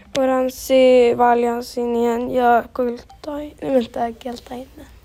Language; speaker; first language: Finnish; non-native, learner; Swedish